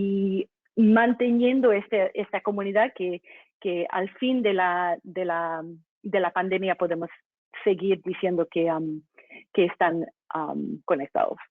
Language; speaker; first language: Spanish; non-native, fluent; English